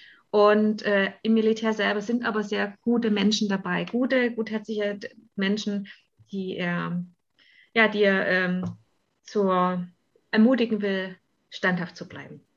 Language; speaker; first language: German; native; German